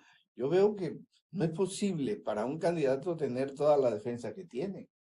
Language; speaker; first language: Spanish; native; Spanish